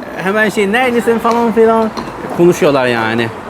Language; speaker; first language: Turkish; non-native, learner; Chinese